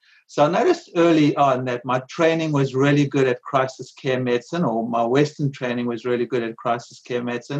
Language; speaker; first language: English; native; English